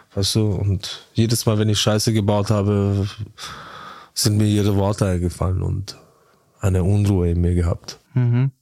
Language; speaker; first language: German; early bilingual, other home language; Turkish